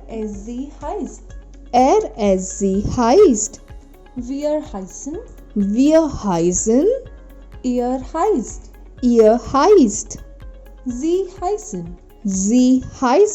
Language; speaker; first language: German; non-native, fluent; Hindi